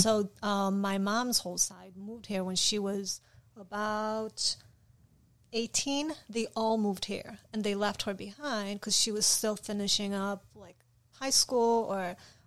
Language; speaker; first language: English; non-native, fluent; Polish